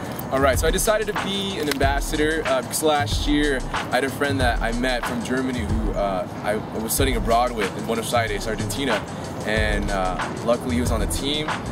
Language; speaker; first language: English; native; English